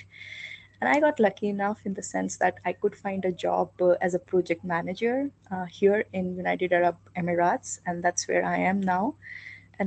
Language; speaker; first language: English; non-native, local second language; Hindi